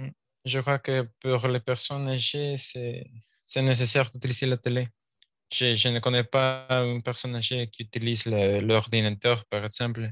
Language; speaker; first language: French; non-native, learner; Spanish